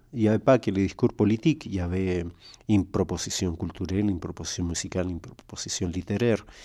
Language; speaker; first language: French; non-native, fluent; Spanish